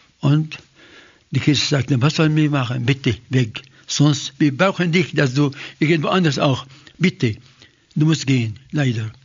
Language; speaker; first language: German; non-native, fluent; Arabic